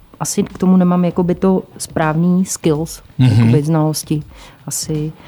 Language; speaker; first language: Czech; native; Czech